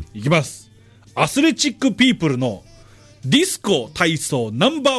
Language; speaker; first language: Japanese; native; Japanese